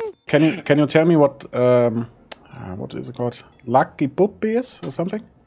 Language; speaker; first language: English; non-native, fluent; German